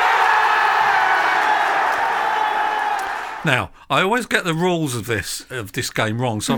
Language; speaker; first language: English; native; English